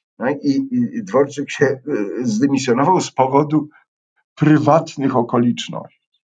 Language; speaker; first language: Polish; native; Polish